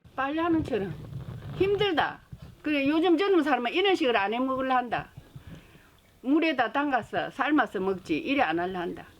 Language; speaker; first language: Korean; native; Korean